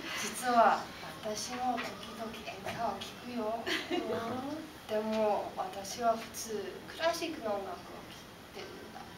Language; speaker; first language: Japanese; non-native, learner; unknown